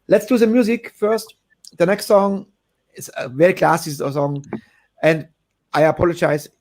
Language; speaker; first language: English; non-native, fluent; German